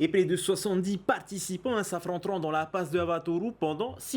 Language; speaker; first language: French; native; French